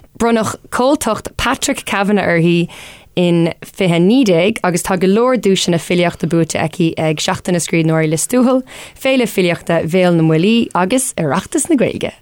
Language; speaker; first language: Irish; non-native, local second language; English